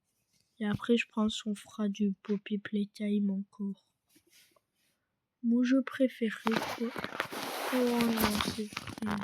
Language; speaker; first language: French; native; French